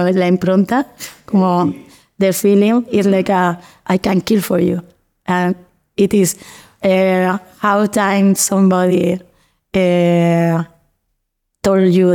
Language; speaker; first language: English; non-native, learner; Spanish